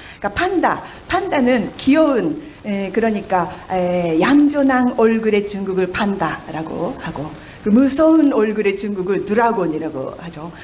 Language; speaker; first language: Korean; non-native, fluent; Japanese